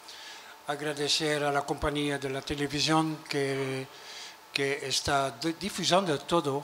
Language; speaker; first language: Spanish; non-native, learner; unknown